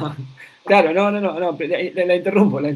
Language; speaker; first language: Spanish; native; Spanish